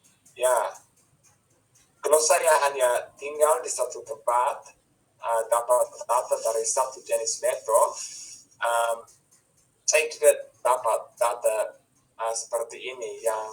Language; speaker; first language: Indonesian; non-native, fluent; English